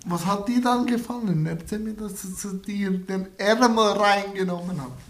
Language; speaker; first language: German; native; German